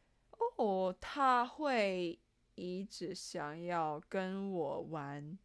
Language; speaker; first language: Chinese; non-native, learner; English